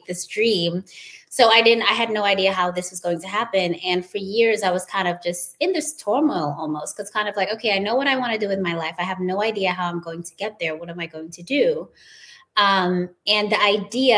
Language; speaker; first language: English; non-native, local second language; Wolof